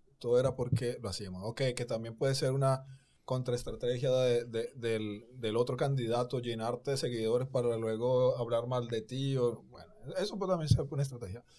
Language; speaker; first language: Spanish; native; Spanish